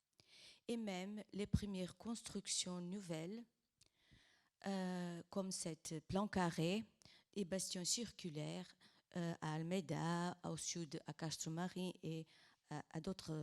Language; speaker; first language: French; non-native, fluent; Portuguese